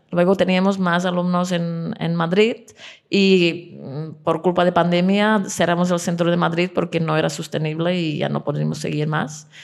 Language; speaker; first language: Spanish; non-native, fluent; Czech